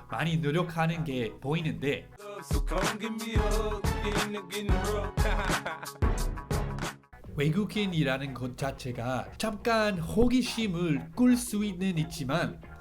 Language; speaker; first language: Korean; non-native, fluent; English